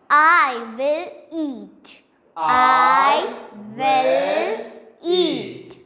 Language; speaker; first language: English; non-native, fluent; Pashto